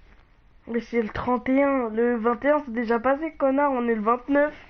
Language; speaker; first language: French; native; French